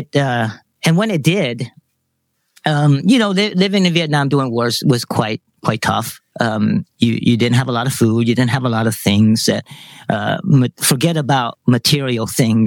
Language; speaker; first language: English; early bilingual, other home language; Vietnamese